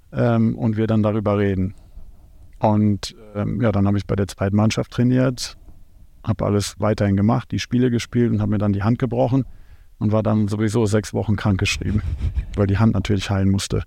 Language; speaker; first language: German; native; German